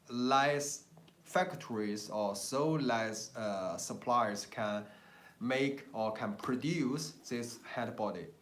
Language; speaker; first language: English; non-native, learner; Chinese